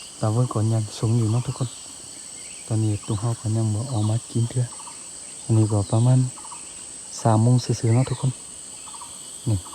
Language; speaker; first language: Thai; non-native, local second language; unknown